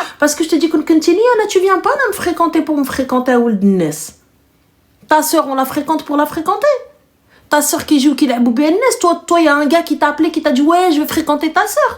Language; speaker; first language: French; early bilingual, other home language; Arabic